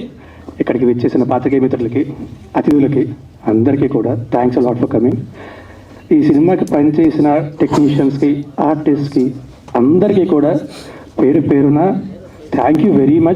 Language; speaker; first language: Telugu; native; Telugu